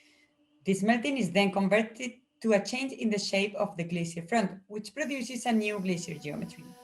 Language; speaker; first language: English; non-native, fluent; Spanish